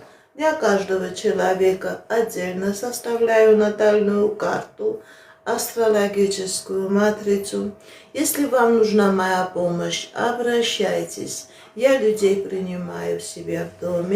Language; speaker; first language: Russian; non-native, fluent; Armenian